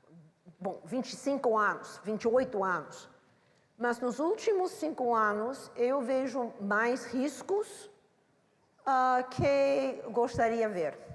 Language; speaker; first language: Portuguese; non-native, learner; English